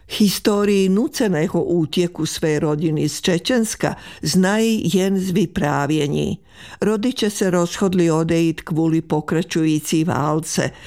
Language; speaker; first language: Czech; native; Czech